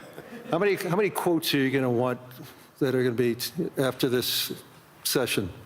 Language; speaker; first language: English; native; English